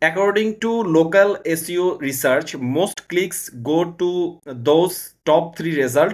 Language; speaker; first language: English; non-native, learner; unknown